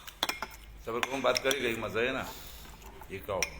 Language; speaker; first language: Hindi; non-native, learner; Pashto